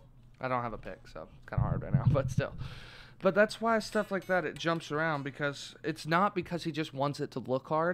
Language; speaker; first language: English; native; English